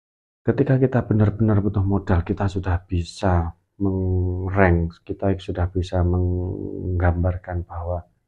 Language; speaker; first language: Indonesian; native; Indonesian